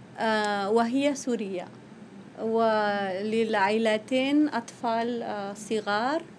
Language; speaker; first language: Arabic; non-native, fluent; Spanish